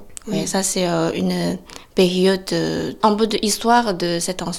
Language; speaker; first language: French; non-native, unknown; Chinese